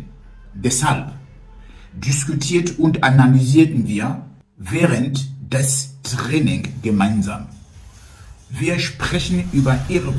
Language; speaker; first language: German; non-native, learner; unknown